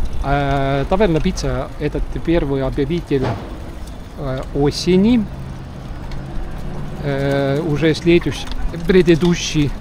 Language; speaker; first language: Russian; non-native, local second language; Estonian